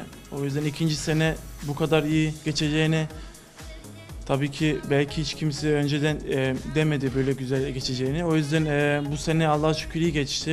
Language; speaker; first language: Turkish; early bilingual, other home language; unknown